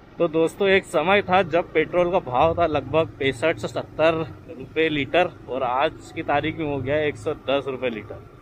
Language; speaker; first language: Hindi; native; Hindi